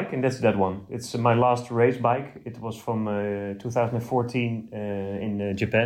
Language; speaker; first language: English; non-native, fluent; Dutch